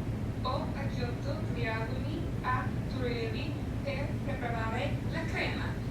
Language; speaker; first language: Italian; non-native, learner; English